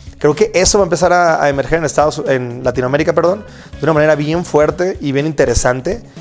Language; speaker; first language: Spanish; native; Spanish